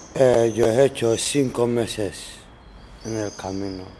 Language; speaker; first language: Spanish; non-native, learner; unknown